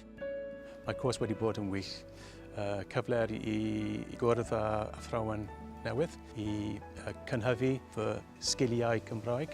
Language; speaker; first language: Welsh; non-native, local second language; English